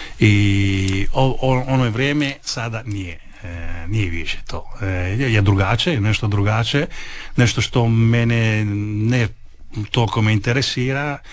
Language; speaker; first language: Croatian; non-native, learner; Italian